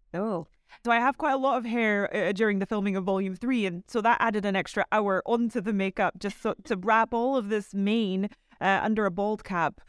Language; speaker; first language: English; native; English